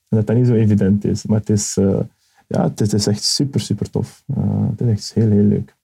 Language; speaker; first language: Dutch; early bilingual, other home language; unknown